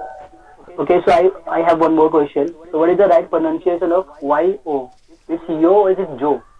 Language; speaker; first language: English; non-native, fluent; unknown